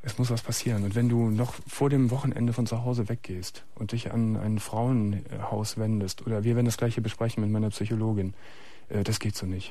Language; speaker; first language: German; native; German